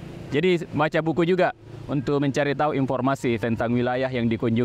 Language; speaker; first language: Indonesian; native; Indonesian